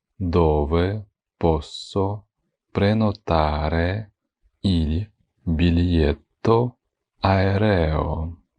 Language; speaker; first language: Italian; non-native, fluent; Ukrainian